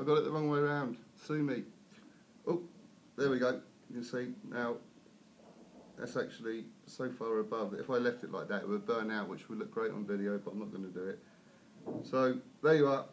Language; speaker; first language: English; native; English